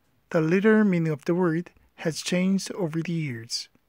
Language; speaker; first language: English; non-native, fluent; Korean